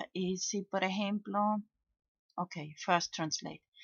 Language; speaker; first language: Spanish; non-native, fluent; German